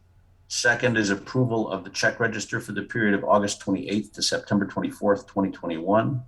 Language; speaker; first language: English; native; English